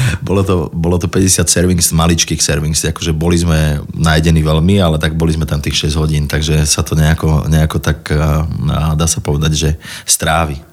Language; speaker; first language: Slovak; native; Slovak